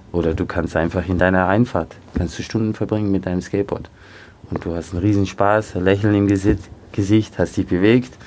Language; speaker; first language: German; early bilingual, other home language; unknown